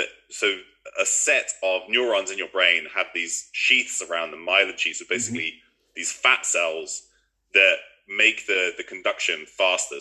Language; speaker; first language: English; native; English